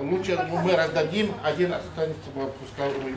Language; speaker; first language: Russian; non-native, fluent; Mongolian